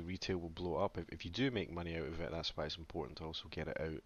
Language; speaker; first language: English; native; English